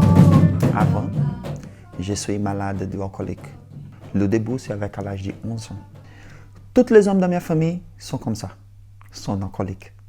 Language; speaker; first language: French; non-native, learner; Portuguese